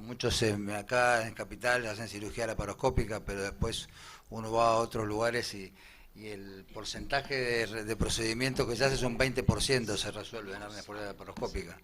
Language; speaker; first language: Spanish; native; Spanish